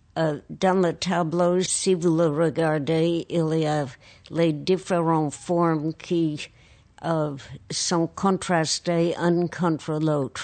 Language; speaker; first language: French; non-native, fluent; English